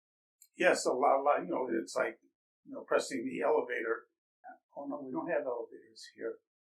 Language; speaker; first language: English; native; English